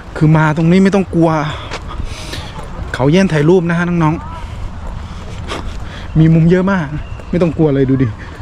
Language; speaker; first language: Thai; native; Thai